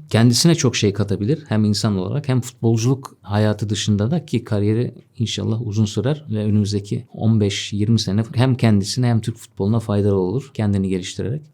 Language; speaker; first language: Turkish; early bilingual, heritage; Turkish